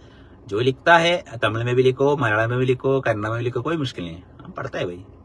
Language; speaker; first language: Hindi; non-native, local second language; Malayalam